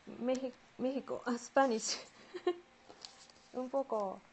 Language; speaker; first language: Spanish; non-native, learner; Japanese